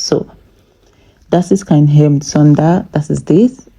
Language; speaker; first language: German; non-native, fluent; English